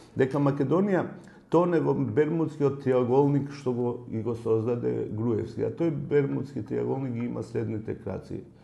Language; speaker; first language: Macedonian; non-native, local second language; Albanian